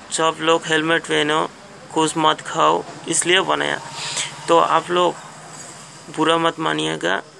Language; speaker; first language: Hindi; non-native, local second language; Bangla